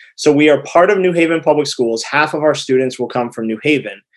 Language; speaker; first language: English; native; English